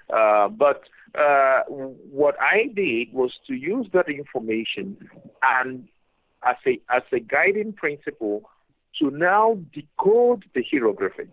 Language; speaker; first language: English; non-native, local second language; Igbo